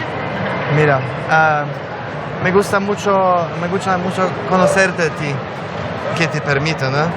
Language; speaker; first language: Spanish; non-native, learner; Polish